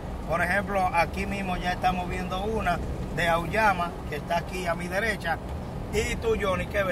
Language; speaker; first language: Spanish; native; Spanish